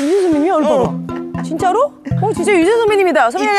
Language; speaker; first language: Korean; native; Korean